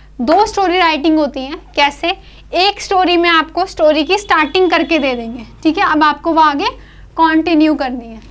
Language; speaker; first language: Hindi; native; Hindi